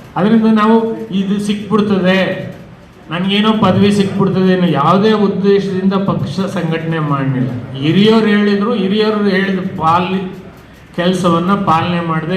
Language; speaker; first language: Kannada; native; Kannada